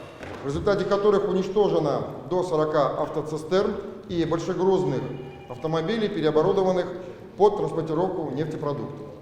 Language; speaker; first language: Russian; native; Russian